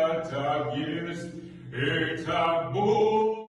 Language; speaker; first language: Russian; native; Russian